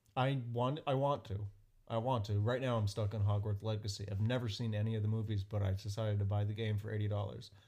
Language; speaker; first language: English; native; English